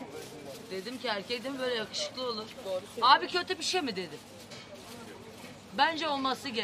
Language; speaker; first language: Turkish; native; Turkish